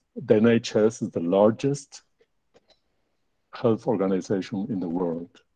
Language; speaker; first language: English; non-native, fluent; Spanish